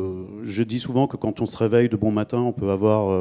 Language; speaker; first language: French; native; French